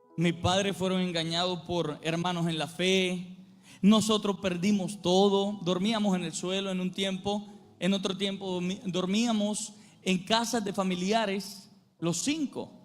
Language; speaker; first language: Spanish; native; Spanish